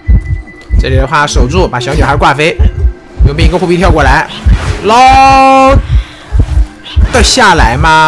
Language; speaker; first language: Chinese; native; Chinese